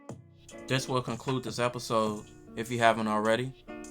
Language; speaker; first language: English; native; English